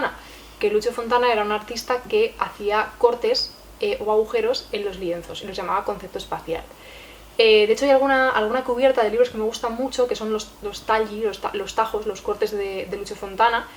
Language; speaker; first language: Spanish; native; Spanish